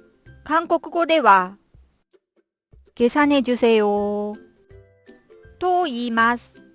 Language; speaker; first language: Japanese; non-native, fluent; Korean